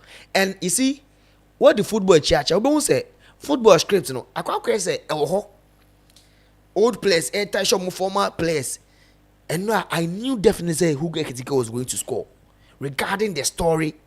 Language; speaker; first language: English; non-native, local second language; Akan